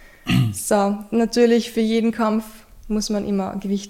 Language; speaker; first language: German; native; German